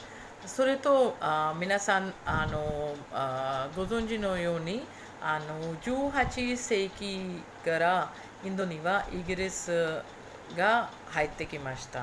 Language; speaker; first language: Japanese; non-native, fluent; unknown